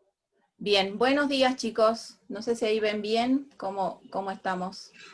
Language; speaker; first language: Spanish; native; Spanish